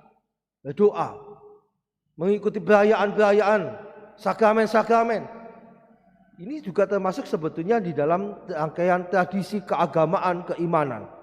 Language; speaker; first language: Indonesian; non-native, local second language; Javanese